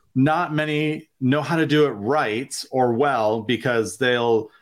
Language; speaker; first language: English; native; English